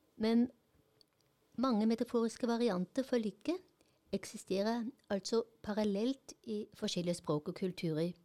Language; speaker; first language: Norwegian; non-native, fluent; German